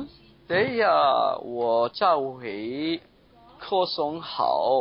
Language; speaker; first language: Chinese; non-native, learner; Korean